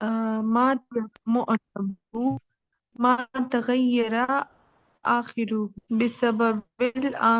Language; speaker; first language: Arabic; non-native, learner; Urdu